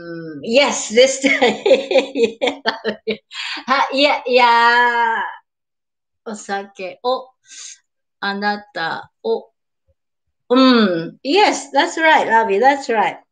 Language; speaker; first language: English; non-native, learner; Japanese